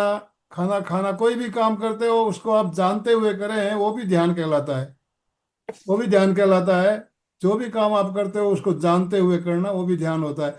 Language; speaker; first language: Hindi; native; Hindi